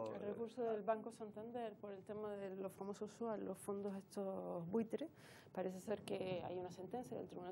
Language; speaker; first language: Spanish; native; Spanish